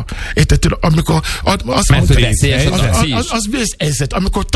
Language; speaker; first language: Hungarian; non-native, fluent; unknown